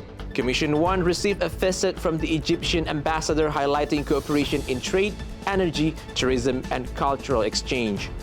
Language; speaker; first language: English; non-native, fluent; Indonesian